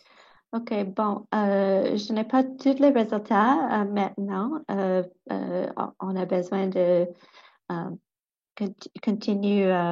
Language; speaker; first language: French; non-native, local second language; English